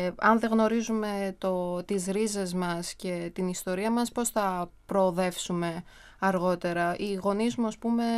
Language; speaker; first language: Greek; early bilingual, other home language; Armenian